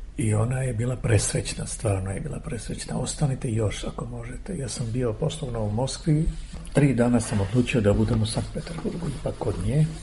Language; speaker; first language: Serbian; non-native, fluent; Armenian